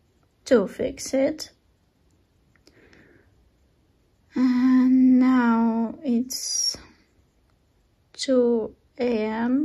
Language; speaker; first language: English; non-native, learner; Russian